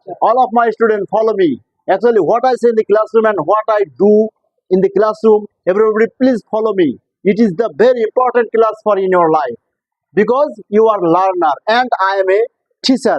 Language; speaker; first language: English; non-native, local second language; Bangla